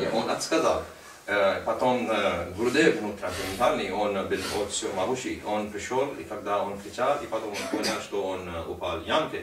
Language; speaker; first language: Russian; non-native, learner; Hindi